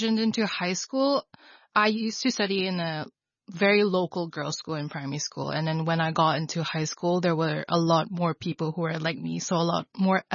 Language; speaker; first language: English; non-native, local second language; Filipino